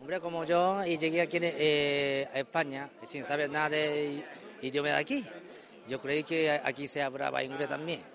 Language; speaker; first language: Spanish; non-native, fluent; Japanese